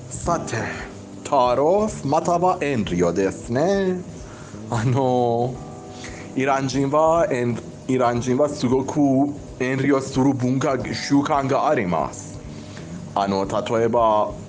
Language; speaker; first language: Japanese; non-native, learner; Persian